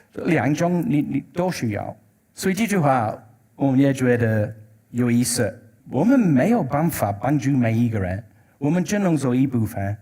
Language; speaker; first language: Chinese; non-native, learner; English